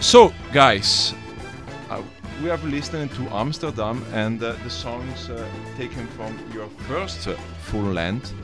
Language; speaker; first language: English; non-native, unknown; Italian